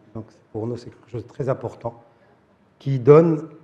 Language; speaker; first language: French; non-native, local second language; Arabic